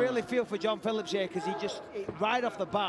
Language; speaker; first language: English; native; English